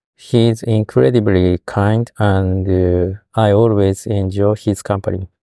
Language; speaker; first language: English; non-native, fluent; Japanese